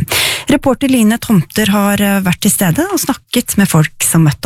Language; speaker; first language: Norwegian; native; Norwegian